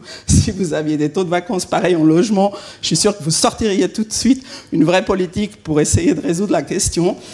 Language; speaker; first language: French; native; French